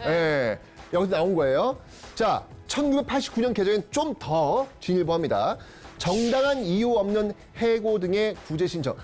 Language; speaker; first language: Korean; native; Korean